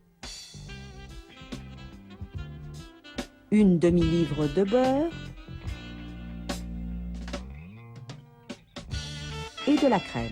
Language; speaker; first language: French; native; French